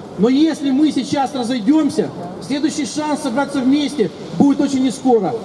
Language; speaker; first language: Russian; native; Russian